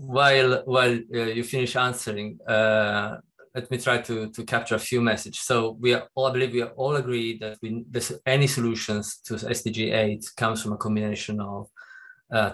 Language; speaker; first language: English; non-native, fluent; Italian